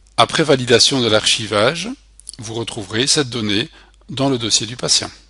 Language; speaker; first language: French; native; French